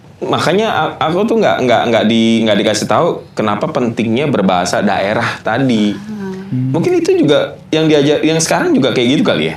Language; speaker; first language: Indonesian; native; Indonesian